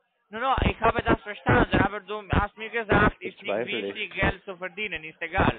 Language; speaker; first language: German; non-native, learner; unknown